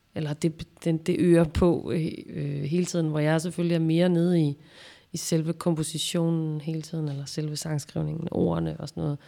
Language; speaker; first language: Danish; native; Danish